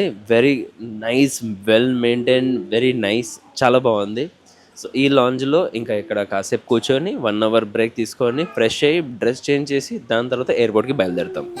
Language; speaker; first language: Telugu; native; Telugu